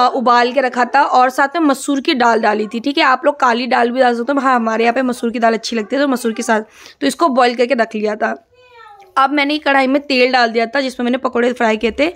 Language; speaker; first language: Hindi; non-native, local second language; Assamese